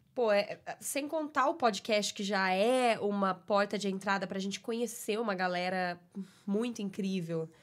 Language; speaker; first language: Portuguese; native; Portuguese